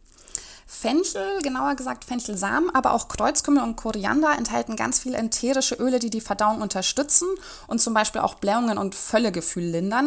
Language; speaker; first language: German; native; German